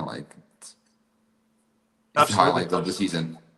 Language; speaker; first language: English; non-native, fluent; Czech